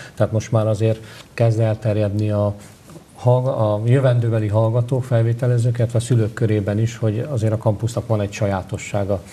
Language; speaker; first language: Hungarian; native; Hungarian